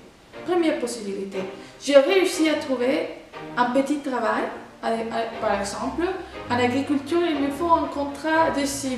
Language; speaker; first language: French; non-native, fluent; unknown